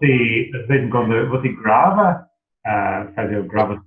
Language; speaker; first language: Portuguese; non-native, learner; English